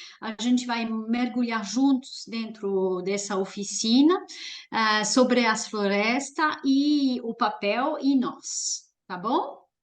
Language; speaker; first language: Portuguese; non-native, fluent; French